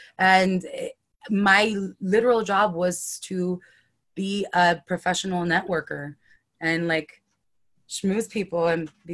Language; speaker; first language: English; early bilingual, other home language; Spanish